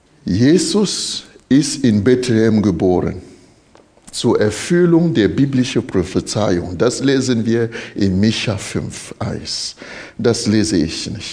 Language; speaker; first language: German; non-native, fluent; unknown